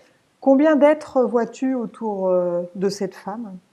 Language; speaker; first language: French; native; French